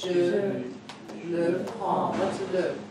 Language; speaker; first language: French; non-native, fluent; English